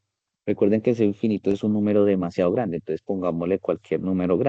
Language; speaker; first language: Spanish; native; Spanish